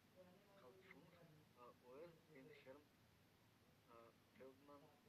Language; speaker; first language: German; non-native, learner; Macedonian